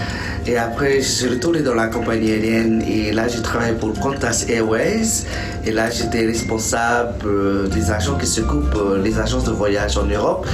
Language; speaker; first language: French; non-native, fluent; English